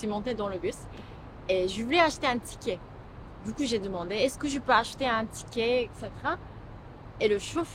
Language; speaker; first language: French; non-native, fluent; Japanese